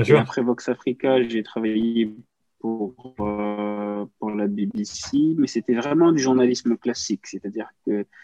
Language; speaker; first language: French; non-native, local second language; Kinyarwanda